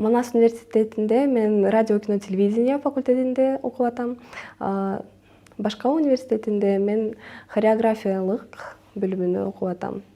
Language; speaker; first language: Kyrgyz; non-native, local second language; Russian